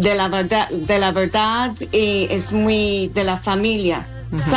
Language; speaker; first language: Spanish; non-native, local second language; English